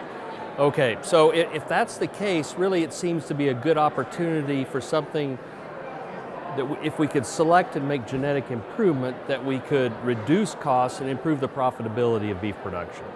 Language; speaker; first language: English; native; English